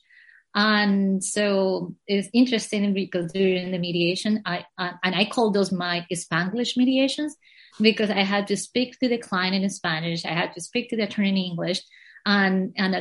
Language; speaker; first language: English; non-native, fluent; Spanish